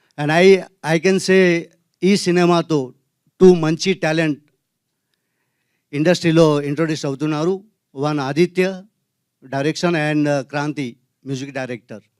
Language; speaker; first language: Telugu; non-native, learner; Hindi